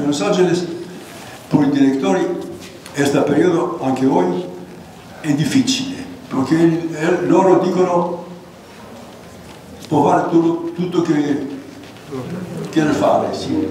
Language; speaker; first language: Italian; non-native, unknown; Greek